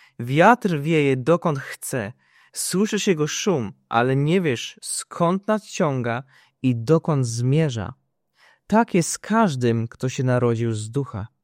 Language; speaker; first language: Polish; native; Polish